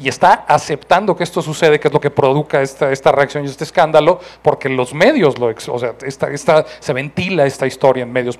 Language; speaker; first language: Spanish; native; Spanish